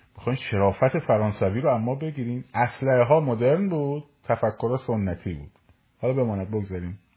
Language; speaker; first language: Persian; native; Persian